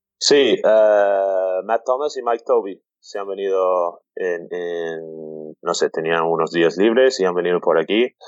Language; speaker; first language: Spanish; non-native, fluent; English